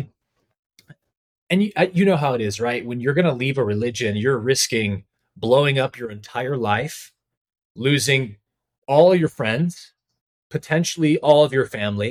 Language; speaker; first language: English; native; English